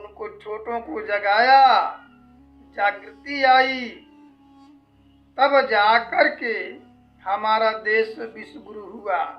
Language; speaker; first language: Hindi; native; Hindi